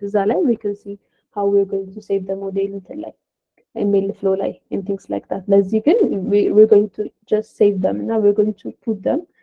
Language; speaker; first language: English; non-native, fluent; Amharic